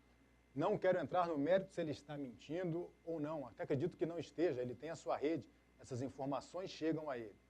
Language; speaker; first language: Portuguese; native; Portuguese